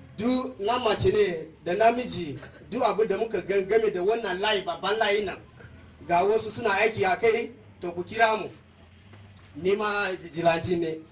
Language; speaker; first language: Hausa; non-native, local second language; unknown